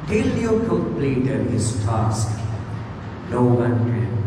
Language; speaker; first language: English; non-native, local second language; Sinhala